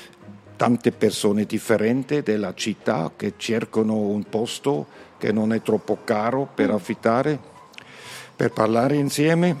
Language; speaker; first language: Italian; non-native, learner; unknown